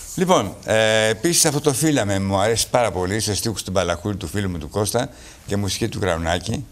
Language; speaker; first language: Greek; native; Greek